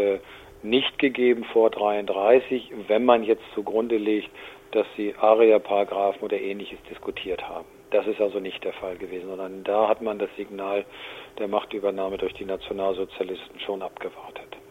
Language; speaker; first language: German; native; German